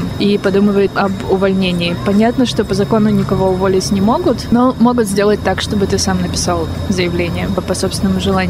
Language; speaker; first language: Russian; native; Russian